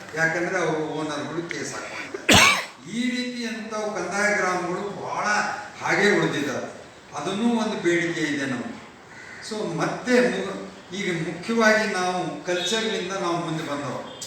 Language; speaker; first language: Kannada; non-native, local second language; Lambadi